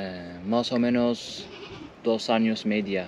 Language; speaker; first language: Spanish; non-native, learner; Turkish